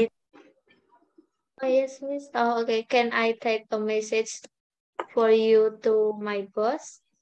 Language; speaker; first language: English; non-native, learner; Indonesian